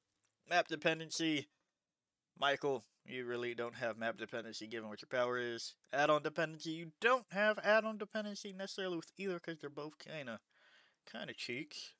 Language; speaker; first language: English; native; English